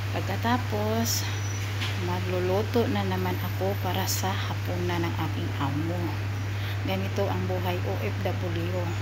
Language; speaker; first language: Filipino; non-native, local second language; Cebuano